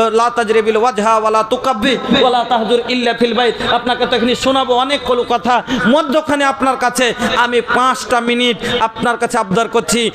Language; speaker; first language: Bangla; non-native, local second language; Bhojpuri